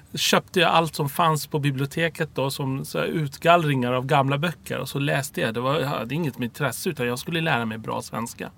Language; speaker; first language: Swedish; early bilingual, other home language; Arabic